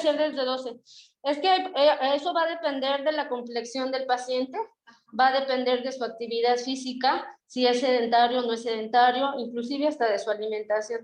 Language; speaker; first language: Spanish; native; Spanish